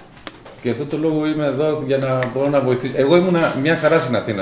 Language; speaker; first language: Greek; non-native, fluent; Spanish